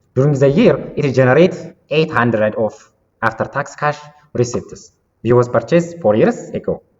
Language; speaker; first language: English; non-native, local second language; Amharic